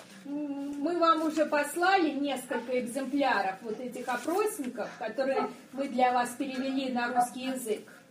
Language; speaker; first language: Russian; native; Russian